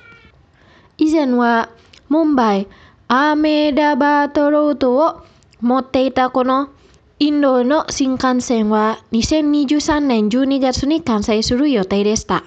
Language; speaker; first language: Japanese; non-native, fluent; Indonesian